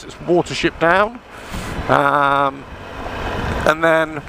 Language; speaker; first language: English; native; English